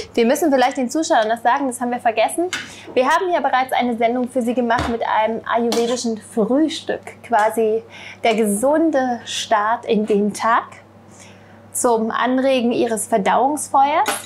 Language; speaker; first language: German; native; German